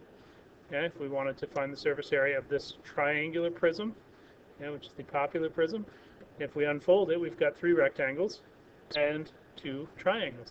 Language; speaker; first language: English; native; English